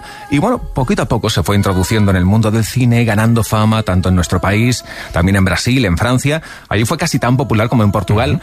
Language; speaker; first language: Spanish; native; Spanish